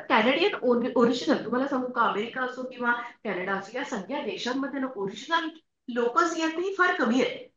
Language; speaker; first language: Marathi; native; Marathi